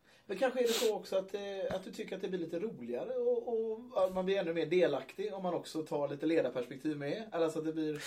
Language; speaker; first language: Swedish; native; Swedish